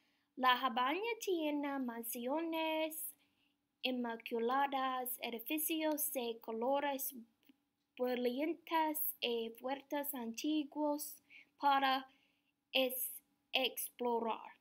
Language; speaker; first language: Spanish; non-native, learner; English